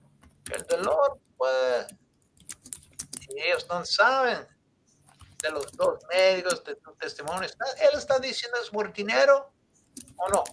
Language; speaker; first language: Spanish; non-native, learner; English